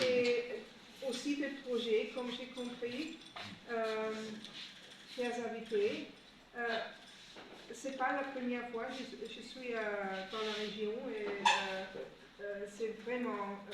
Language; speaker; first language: French; non-native, fluent; German